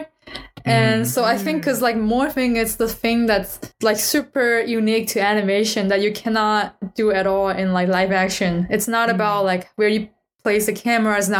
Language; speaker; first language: English; non-native, fluent; Chinese